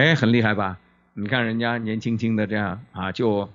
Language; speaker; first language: Chinese; native; Chinese